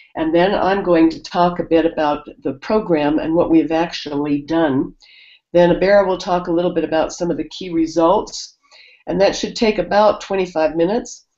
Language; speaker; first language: English; native; English